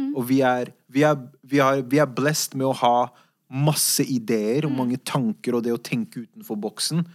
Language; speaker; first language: Norwegian; early bilingual, other home language; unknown